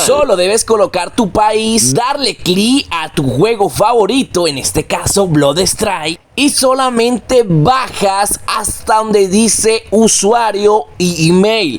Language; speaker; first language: Spanish; native; Spanish